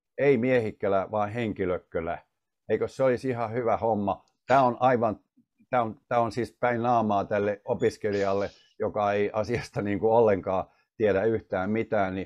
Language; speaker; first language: Finnish; native; Finnish